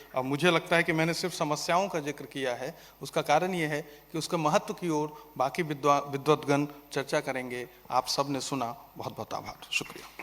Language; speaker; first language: Hindi; non-native, local second language; Maithili